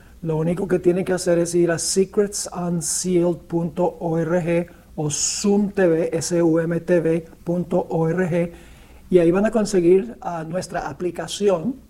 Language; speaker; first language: Spanish; early bilingual, other home language; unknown